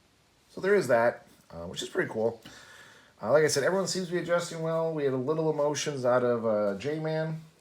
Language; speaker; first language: English; native; English